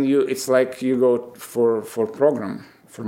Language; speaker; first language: English; non-native, fluent; Romanian